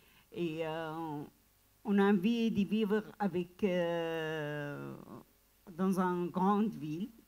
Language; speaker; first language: French; non-native, learner; Arabic